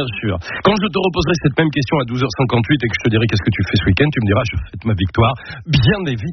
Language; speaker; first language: French; native; French